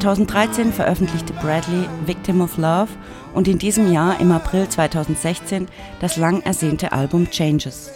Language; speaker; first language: German; native; German